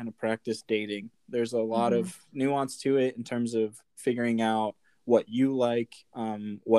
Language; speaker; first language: English; native; English